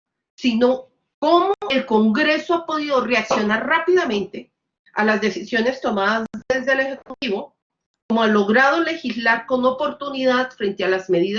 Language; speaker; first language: Spanish; native; Spanish